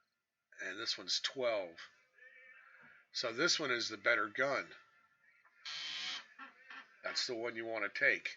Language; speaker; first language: English; native; English